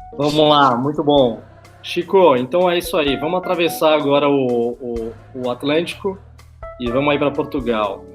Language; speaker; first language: Portuguese; native; Portuguese